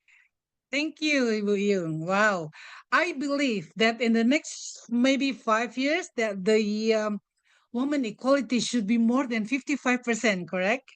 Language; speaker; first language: English; non-native, fluent; Indonesian